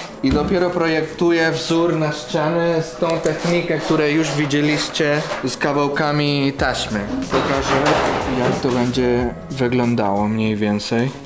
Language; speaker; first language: Polish; non-native, learner; Spanish